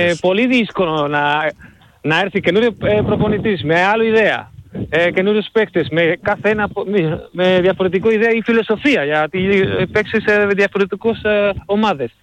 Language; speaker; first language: Greek; non-native, learner; Spanish